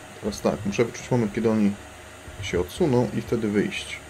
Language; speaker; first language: Polish; native; Polish